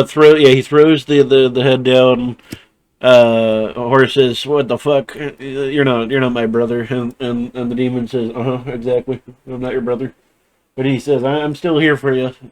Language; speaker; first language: English; native; English